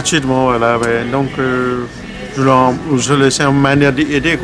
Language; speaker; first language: French; non-native, learner; Nepali